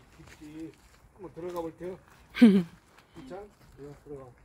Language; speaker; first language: Korean; native; Korean